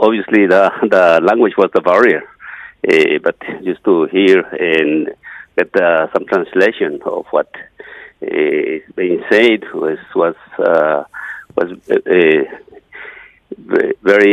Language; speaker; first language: English; non-native, fluent; Yucateco